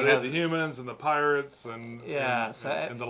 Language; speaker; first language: English; native; English